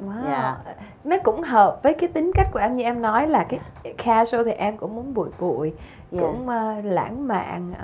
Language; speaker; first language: Vietnamese; native; Vietnamese